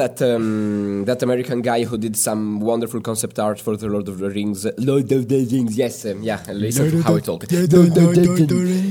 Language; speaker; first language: English; non-native, fluent; Italian